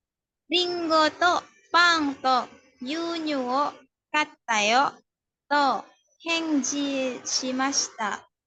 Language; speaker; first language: Japanese; non-native, learner; Indonesian